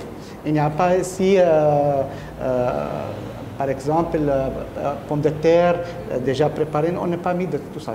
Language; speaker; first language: French; non-native, learner; Arabic